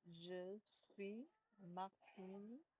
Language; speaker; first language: French; non-native, learner; Chinese